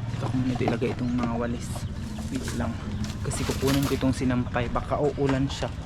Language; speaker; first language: Filipino; non-native, local second language; Cebuano